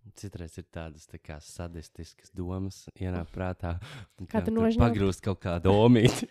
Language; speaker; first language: Latvian; native; Latvian